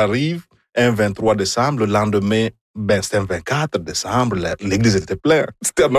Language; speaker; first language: French; non-native, fluent; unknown